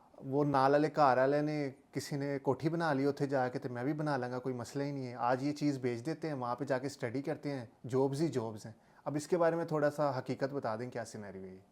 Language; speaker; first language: Urdu; non-native, local second language; Punjabi